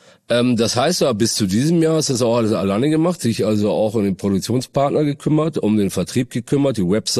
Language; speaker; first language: German; native; German